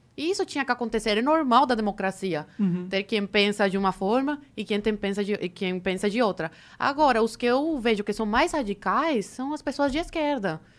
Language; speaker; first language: Portuguese; early bilingual, other home language; Spanish